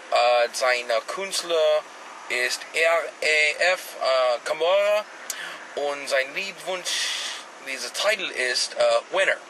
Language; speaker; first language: German; non-native, learner; English